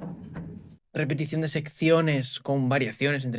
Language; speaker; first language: Spanish; native; Spanish